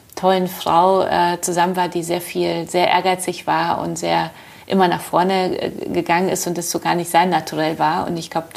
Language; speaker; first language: German; early bilingual, other home language; Polish